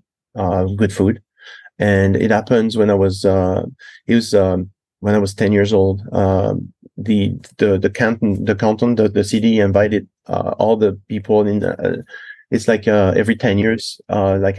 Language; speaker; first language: English; non-native, fluent; French